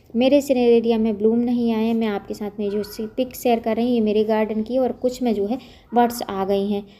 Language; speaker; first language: Hindi; non-native, local second language; Gujarati